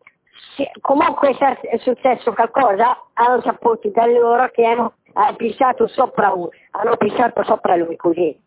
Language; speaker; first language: Italian; non-native, learner; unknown